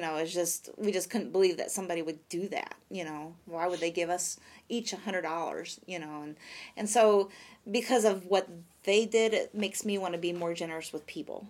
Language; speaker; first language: English; native; English